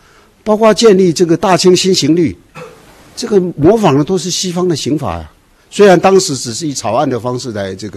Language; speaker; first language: Chinese; native; Chinese